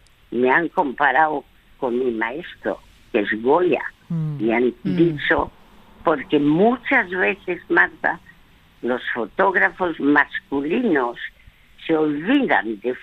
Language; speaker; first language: Spanish; early bilingual, other home language; French